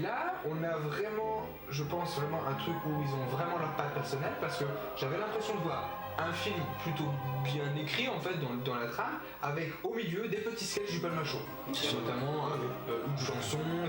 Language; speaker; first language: French; native; French